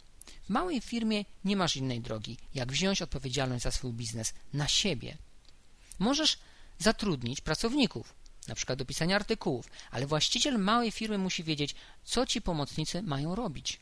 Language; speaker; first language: Polish; native; Polish